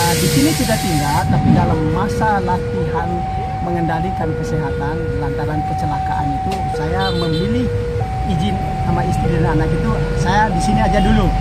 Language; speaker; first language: Indonesian; non-native, local second language; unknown